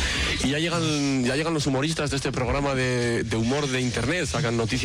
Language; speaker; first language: Spanish; native; Spanish